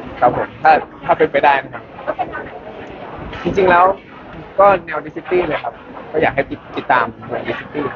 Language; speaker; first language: Thai; native; Thai